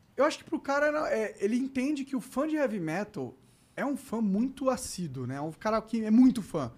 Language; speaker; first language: Portuguese; native; Portuguese